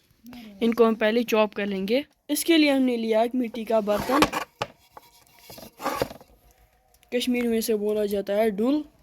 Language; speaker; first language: Hindi; non-native, local second language; Kashmiri